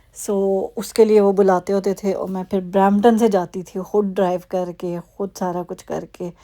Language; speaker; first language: Urdu; native; Urdu